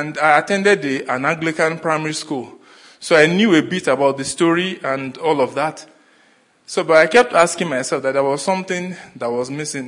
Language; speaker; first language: English; non-native, local second language; Yoruba